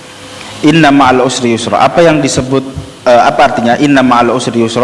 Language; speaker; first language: Indonesian; native; Indonesian